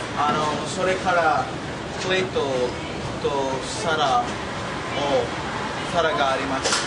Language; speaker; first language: Japanese; non-native, learner; English